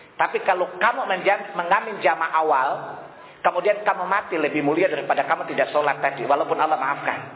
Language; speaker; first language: Indonesian; non-native, local second language; Sundanese